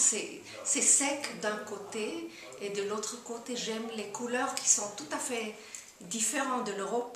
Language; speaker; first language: French; non-native, fluent; German